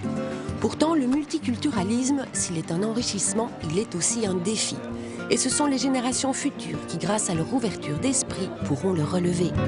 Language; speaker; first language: French; native; French